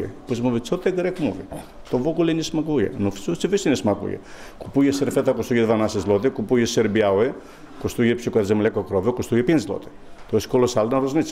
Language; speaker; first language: Polish; non-native, fluent; Greek